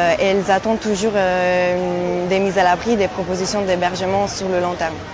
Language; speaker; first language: French; native; French